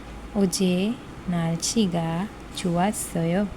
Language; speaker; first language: Korean; non-native, learner; Hindi